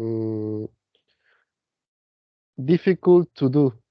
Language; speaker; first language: English; non-native, learner; Spanish